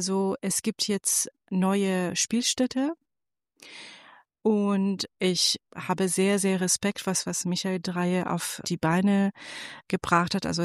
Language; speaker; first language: German; non-native, fluent; Persian